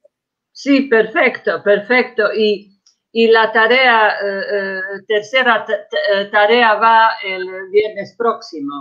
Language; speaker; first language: Spanish; non-native, fluent; Croatian